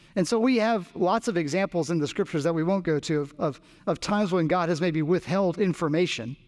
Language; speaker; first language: English; native; English